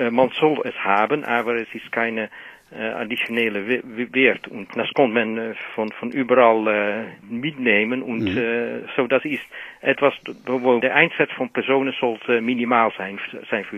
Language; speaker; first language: German; non-native, learner; Dutch